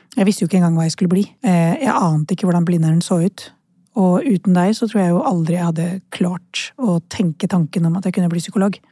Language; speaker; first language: Norwegian; early bilingual, other home language; Urdu